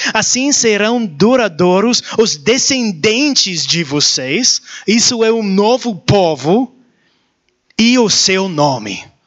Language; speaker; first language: Portuguese; non-native, learner; English